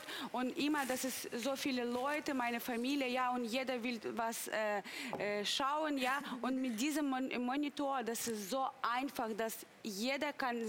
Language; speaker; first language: German; non-native, learner; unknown